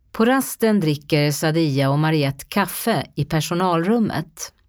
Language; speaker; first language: Swedish; native; Swedish